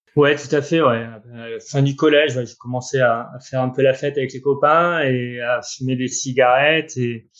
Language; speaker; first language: French; native; French